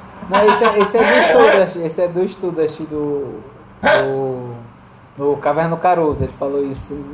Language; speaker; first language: Portuguese; native; Portuguese